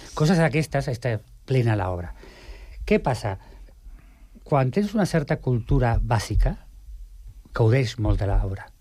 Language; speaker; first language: Catalan; non-native, local second language; Spanish